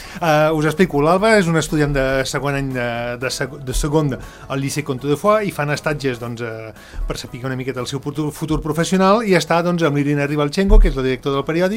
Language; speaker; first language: Catalan; native; Catalan